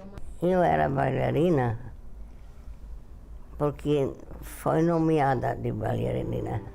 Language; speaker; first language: Portuguese; non-native, fluent; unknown